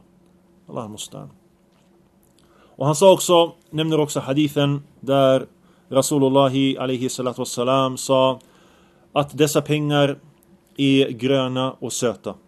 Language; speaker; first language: Swedish; early bilingual, other home language; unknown